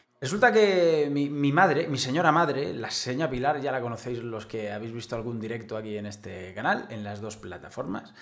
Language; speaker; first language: Spanish; native; Spanish